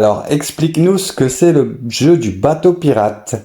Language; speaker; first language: French; native; French